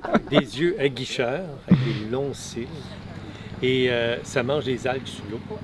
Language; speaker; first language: French; native; French